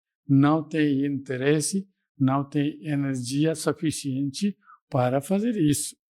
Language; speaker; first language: Portuguese; non-native, fluent; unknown